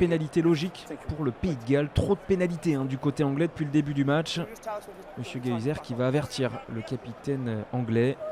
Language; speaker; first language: French; native; French